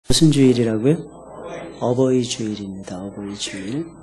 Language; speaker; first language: Korean; native; Korean